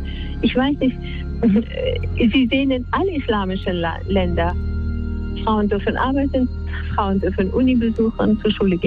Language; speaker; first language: German; non-native, fluent; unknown